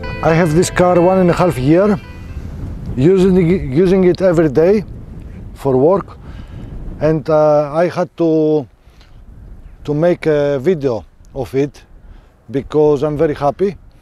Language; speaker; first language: English; non-native, fluent; Greek